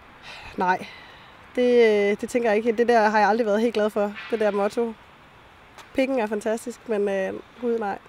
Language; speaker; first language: Danish; native; Danish